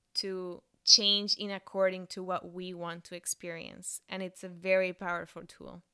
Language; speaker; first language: English; non-native, fluent; Spanish